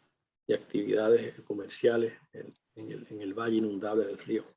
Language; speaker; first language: Spanish; native; Spanish